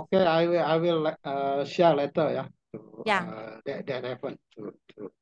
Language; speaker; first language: English; non-native, learner; Indonesian